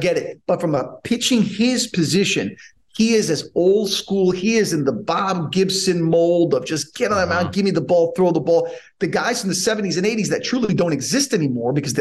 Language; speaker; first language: English; native; English